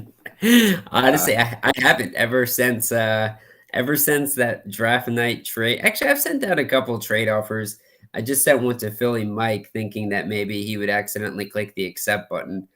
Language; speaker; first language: English; native; English